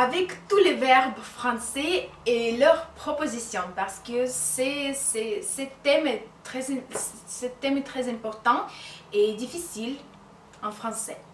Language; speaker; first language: French; non-native, fluent; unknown